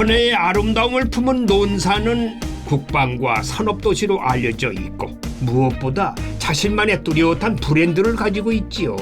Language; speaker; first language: Korean; native; Korean